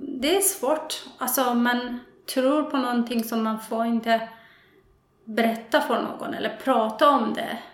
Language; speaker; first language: Swedish; non-native, fluent; Persian